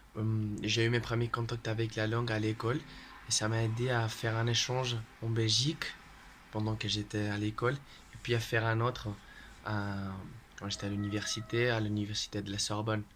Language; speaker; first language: French; non-native, fluent; Spanish